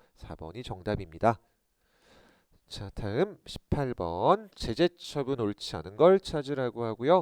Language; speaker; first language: Korean; native; Korean